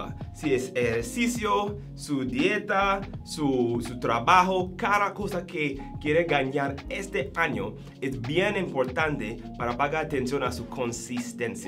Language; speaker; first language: Spanish; non-native, learner; English